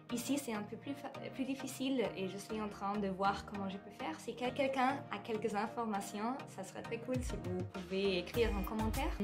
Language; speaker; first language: French; non-native, fluent; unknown